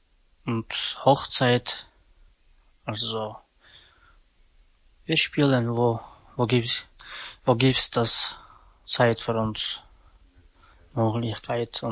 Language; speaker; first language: German; non-native, learner; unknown